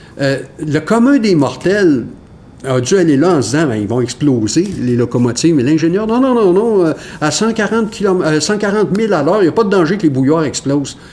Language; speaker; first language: French; native; French